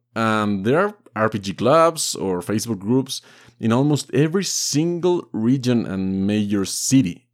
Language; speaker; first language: English; non-native, fluent; Spanish